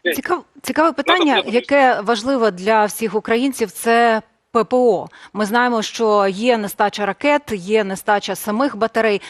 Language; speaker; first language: Ukrainian; native; Ukrainian